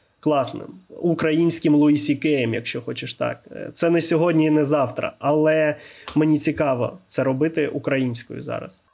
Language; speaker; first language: Ukrainian; non-native, local second language; Russian